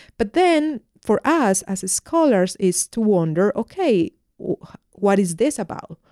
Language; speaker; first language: English; non-native, fluent; Spanish